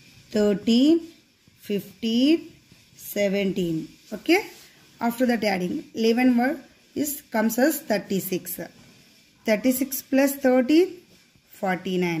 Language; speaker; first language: English; non-native, local second language; Kannada